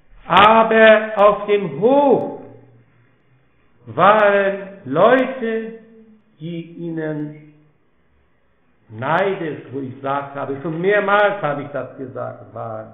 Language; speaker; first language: German; non-native, fluent; Polish